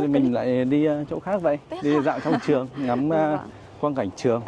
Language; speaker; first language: Vietnamese; native; Vietnamese